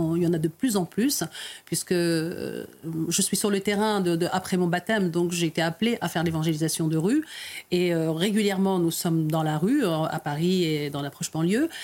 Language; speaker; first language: French; early bilingual, other home language; Arabic